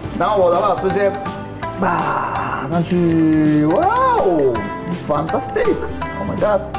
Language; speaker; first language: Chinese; non-native, fluent; Japanese